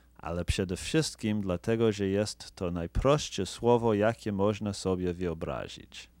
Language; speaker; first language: Polish; non-native, fluent; English